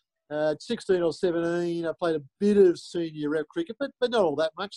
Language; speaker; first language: English; native; English